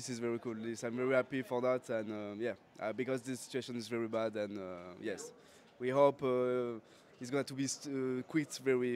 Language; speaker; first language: English; non-native, learner; French